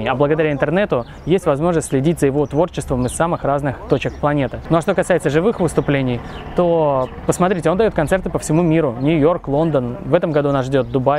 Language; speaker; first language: Russian; native; Russian